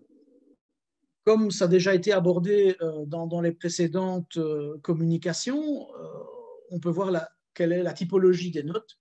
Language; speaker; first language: French; native; French